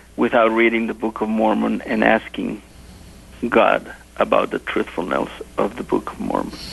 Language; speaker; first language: English; non-native, fluent; Spanish